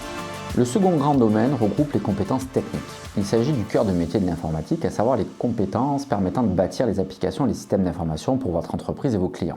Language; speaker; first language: French; native; French